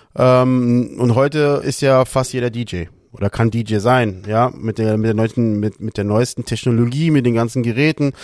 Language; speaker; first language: German; early bilingual, other home language; Portuguese